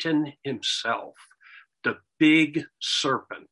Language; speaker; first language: English; native; English